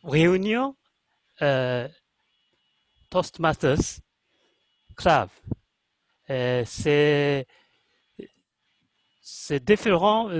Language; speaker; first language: French; non-native, learner; Russian